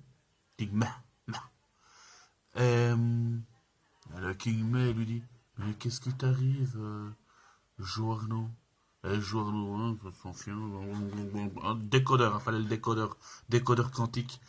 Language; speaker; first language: French; native; French